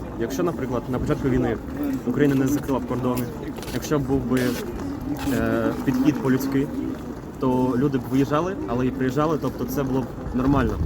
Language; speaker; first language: Ukrainian; non-native, local second language; Russian